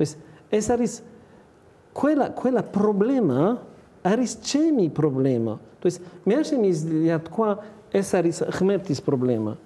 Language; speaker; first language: Georgian; non-native, learner; French